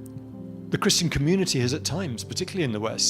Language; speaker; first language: English; native; English